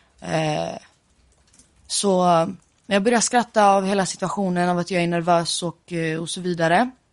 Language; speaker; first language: Swedish; early bilingual, other home language; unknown